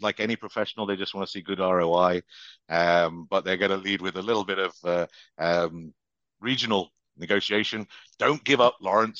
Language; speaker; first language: English; native; English